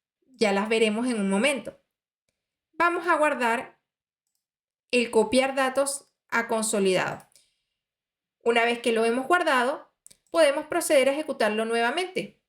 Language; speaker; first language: Spanish; native; Spanish